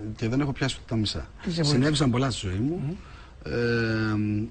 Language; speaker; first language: Greek; native; Greek